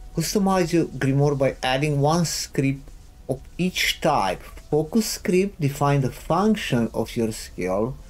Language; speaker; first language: English; non-native, fluent; Romanian